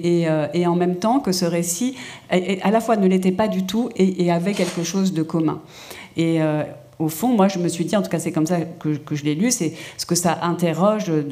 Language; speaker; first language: French; native; French